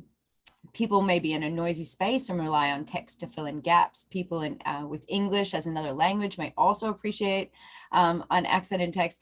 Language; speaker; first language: English; native; English